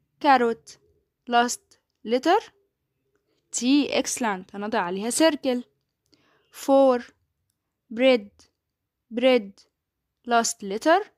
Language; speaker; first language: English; non-native, fluent; Arabic